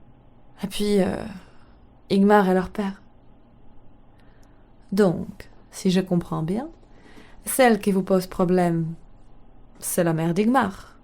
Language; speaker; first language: French; native; French